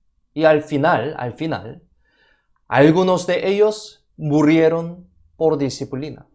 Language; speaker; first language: Spanish; non-native, fluent; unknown